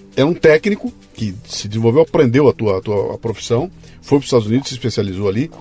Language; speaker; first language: Portuguese; native; Portuguese